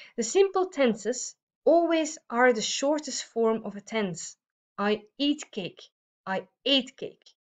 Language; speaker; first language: English; non-native, fluent; Dutch